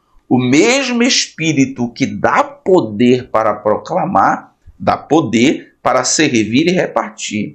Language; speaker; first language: Portuguese; native; Portuguese